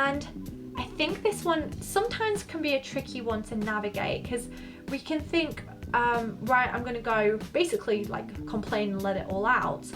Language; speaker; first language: English; native; English